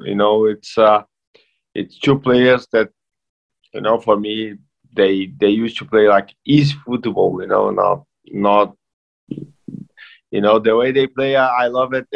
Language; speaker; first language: English; non-native, fluent; Portuguese